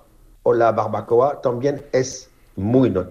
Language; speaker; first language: Spanish; non-native, learner; French